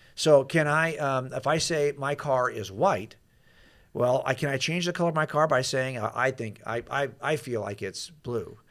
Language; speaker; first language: English; native; English